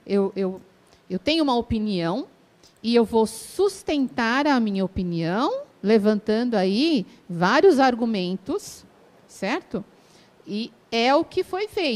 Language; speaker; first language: Portuguese; native; Portuguese